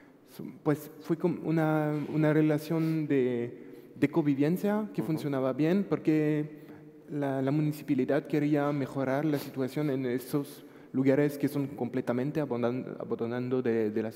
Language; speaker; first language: Spanish; non-native, fluent; French